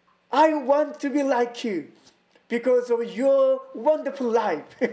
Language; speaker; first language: English; non-native, learner; Korean